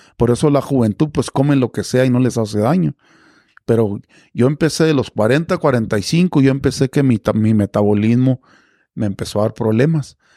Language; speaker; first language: Spanish; native; Spanish